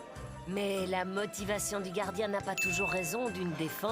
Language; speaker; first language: French; native; French